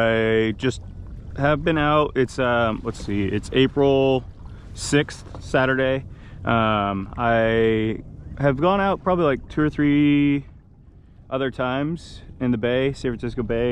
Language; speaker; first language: English; native; English